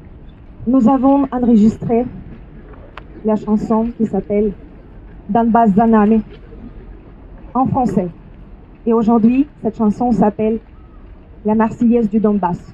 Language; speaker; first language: French; non-native, fluent; Russian